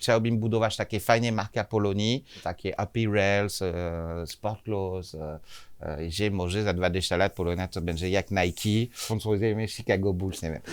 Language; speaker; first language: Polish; non-native, learner; French